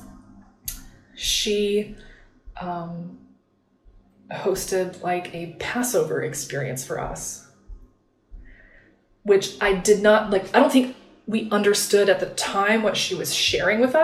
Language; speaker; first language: English; native; English